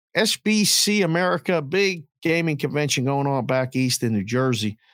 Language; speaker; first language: English; native; English